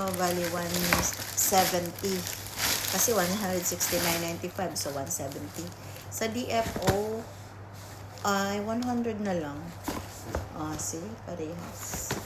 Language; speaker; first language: Filipino; native; Filipino